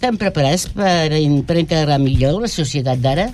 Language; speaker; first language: Catalan; native; Catalan